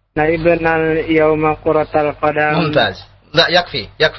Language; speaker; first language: Arabic; non-native, learner; Indonesian